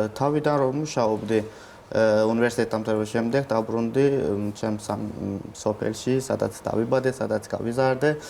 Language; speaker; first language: Georgian; non-native, local second language; Azerbaijani